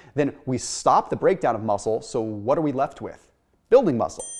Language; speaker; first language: English; native; English